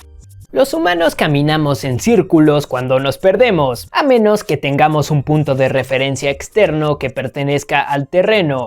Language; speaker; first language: Spanish; native; Spanish